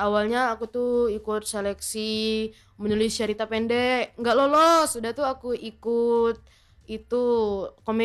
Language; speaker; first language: Indonesian; non-native, local second language; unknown